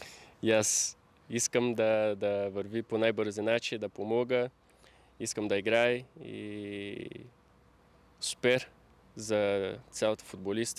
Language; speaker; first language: Bulgarian; non-native, learner; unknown